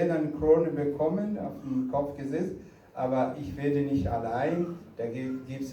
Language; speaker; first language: German; non-native, fluent; Rundi